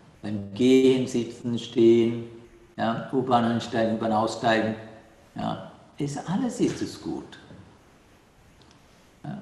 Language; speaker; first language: German; non-native, learner; Sinhala